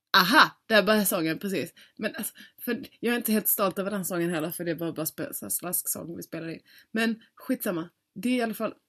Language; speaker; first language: Swedish; native; Swedish